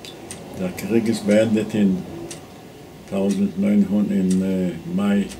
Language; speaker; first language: German; non-native, fluent; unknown